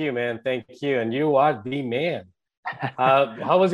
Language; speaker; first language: English; non-native, local second language; Hindi